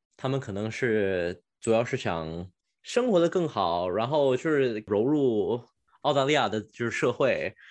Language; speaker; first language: Chinese; early bilingual, heritage; Chinese